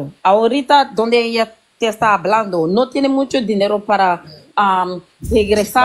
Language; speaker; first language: Spanish; non-native, learner; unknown